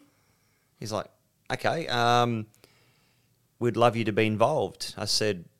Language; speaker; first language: English; native; English